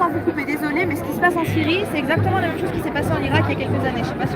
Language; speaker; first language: French; native; French